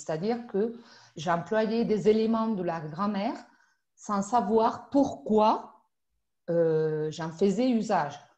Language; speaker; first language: French; non-native, fluent; Spanish